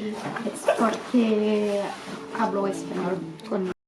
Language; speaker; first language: Spanish; non-native, learner; English